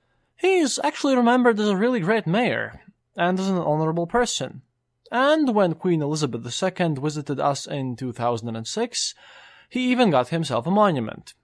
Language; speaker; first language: English; non-native, fluent; Latvian